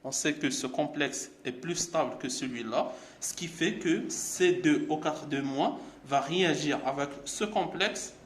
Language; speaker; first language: French; non-native, local second language; Arabic